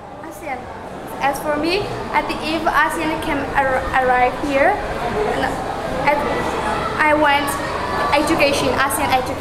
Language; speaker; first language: English; non-native, learner; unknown